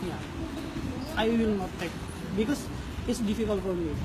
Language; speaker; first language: English; non-native, learner; Indonesian